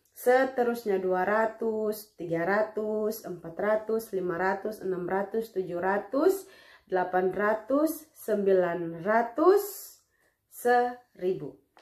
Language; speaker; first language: Indonesian; native; Indonesian